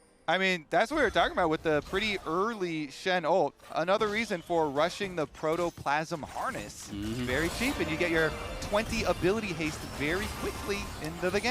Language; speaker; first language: English; native; English